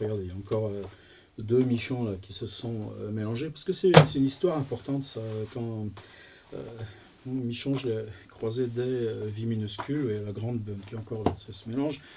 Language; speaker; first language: French; native; French